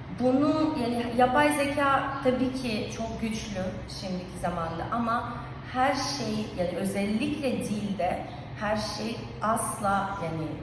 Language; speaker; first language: Turkish; non-native, fluent; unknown